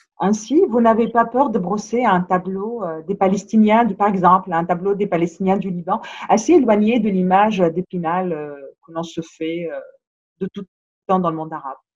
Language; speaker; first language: French; non-native, local second language; Arabic